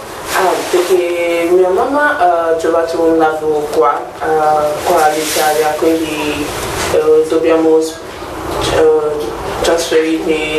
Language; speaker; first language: Italian; non-native, learner; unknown